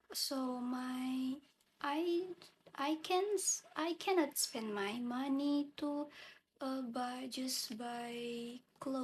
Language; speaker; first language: English; non-native, learner; Indonesian